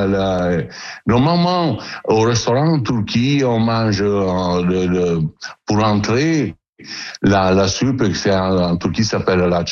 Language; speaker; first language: French; non-native, learner; Italian